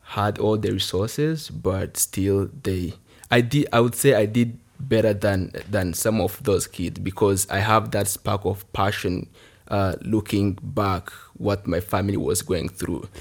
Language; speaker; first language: English; non-native, local second language; Kinyarwanda